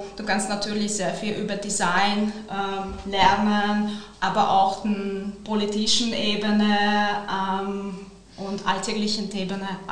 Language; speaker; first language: German; non-native, fluent; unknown